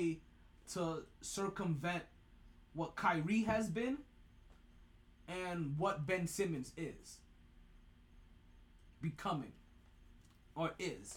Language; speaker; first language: English; native; English